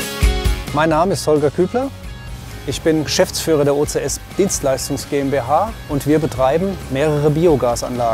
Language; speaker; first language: German; native; German